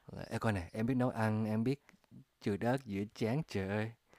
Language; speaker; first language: Vietnamese; early bilingual, other home language; English